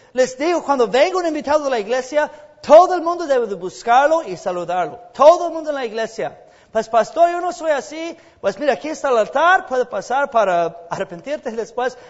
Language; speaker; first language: Spanish; non-native, fluent; English